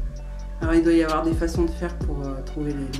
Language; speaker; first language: French; native; French